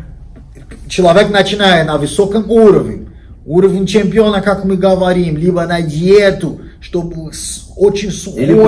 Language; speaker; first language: Russian; non-native, fluent; Portuguese